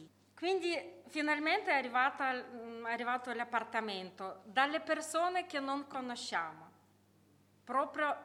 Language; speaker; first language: Italian; non-native, learner; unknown